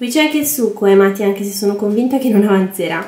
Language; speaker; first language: Italian; native; Italian